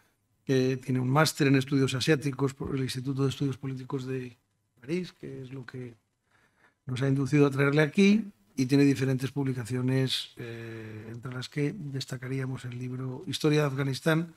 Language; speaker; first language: Spanish; native; Spanish